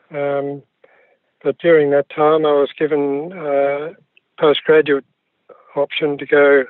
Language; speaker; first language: English; native; English